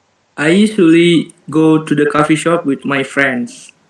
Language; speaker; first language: English; non-native, learner; Indonesian